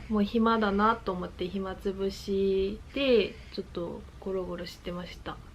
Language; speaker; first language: Japanese; non-native, fluent; Korean